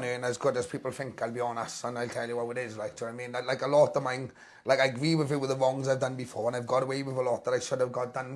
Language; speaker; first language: English; native; English